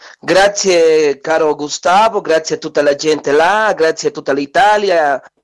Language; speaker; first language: Italian; non-native, learner; Spanish